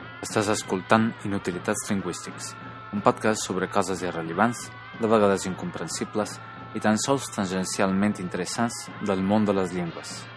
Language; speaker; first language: Catalan; non-native, learner; Spanish